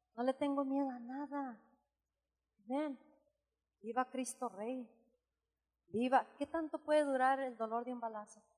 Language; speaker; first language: Spanish; early bilingual, heritage; Spanish